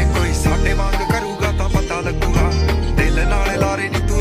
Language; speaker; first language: Hindi; native; Hindi